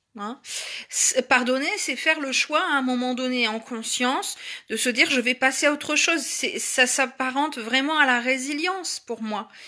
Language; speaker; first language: French; native; French